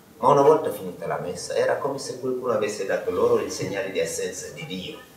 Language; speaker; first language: Italian; non-native, fluent; Wolof